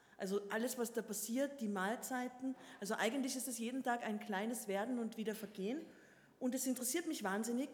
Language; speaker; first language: German; native; German